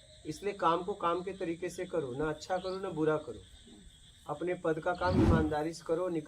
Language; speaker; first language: Hindi; native; Hindi